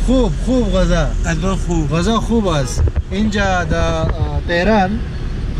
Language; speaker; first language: Persian; non-native, learner; Urdu